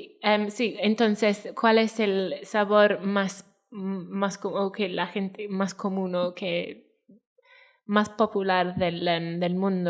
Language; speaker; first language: Spanish; non-native, fluent; Welsh